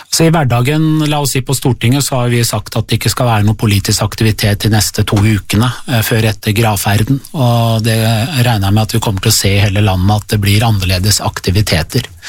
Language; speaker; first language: Norwegian; early bilingual, other home language; Persian